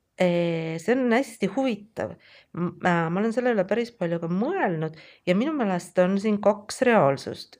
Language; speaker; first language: Estonian; native; Estonian